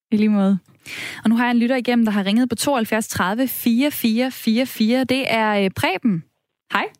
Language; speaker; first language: Danish; native; Danish